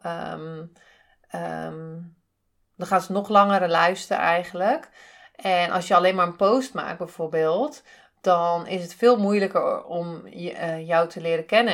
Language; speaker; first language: Dutch; native; Dutch